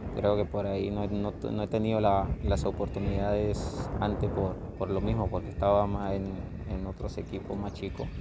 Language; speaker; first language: Spanish; native; Spanish